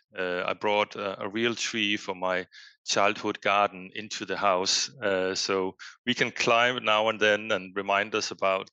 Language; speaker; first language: English; non-native, fluent; Danish